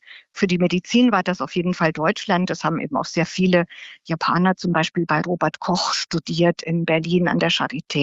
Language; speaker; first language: German; native; German